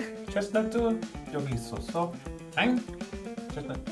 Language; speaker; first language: Korean; non-native, learner; English